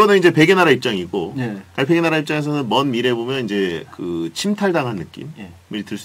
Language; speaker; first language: Korean; native; Korean